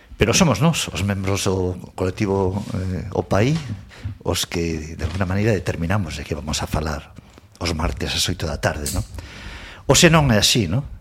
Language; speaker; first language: Galician; non-native, local second language; Spanish